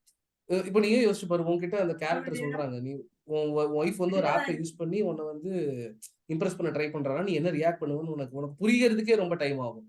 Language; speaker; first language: Tamil; native; Tamil